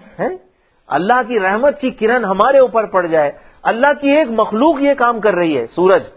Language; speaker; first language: Urdu; non-native, local second language; Punjabi